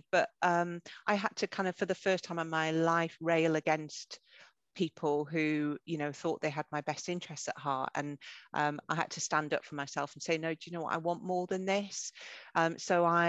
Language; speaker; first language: English; native; English